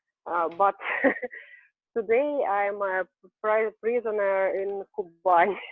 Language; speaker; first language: English; non-native, learner; Russian